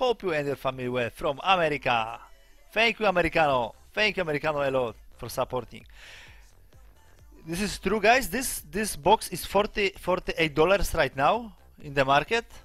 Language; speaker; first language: English; non-native, learner; Polish